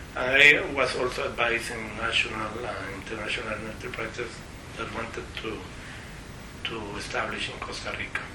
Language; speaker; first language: English; non-native, fluent; Spanish